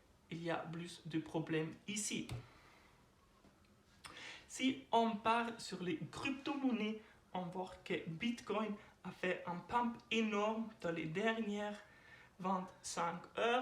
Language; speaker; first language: French; non-native, learner; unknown